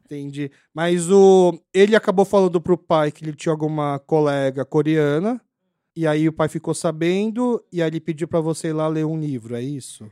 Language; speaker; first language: Portuguese; early bilingual, other home language; Korean